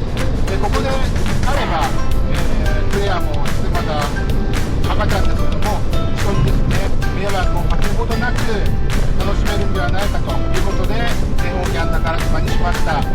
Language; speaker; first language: Japanese; native; Japanese